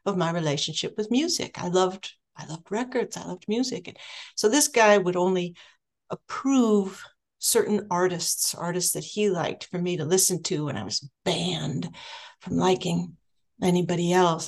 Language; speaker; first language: English; native; English